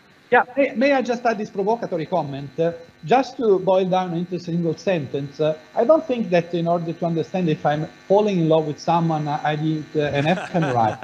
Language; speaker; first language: English; non-native, fluent; Italian